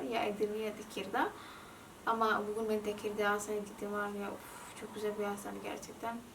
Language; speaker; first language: Turkish; non-native, learner; Indonesian